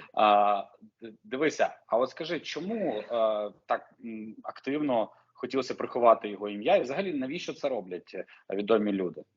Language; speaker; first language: Ukrainian; native; Ukrainian